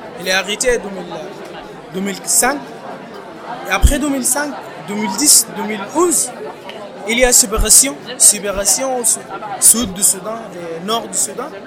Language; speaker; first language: French; non-native, learner; Arabic